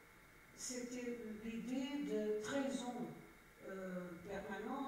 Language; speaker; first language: French; non-native, fluent; Portuguese